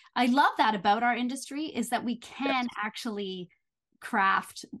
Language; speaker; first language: English; native; English